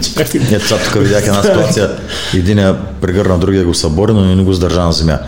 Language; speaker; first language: Bulgarian; native; Bulgarian